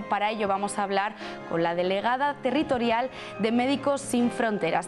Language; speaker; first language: Spanish; native; Spanish